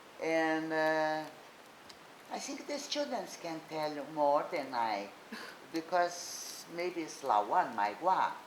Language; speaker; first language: English; non-native, learner; Portuguese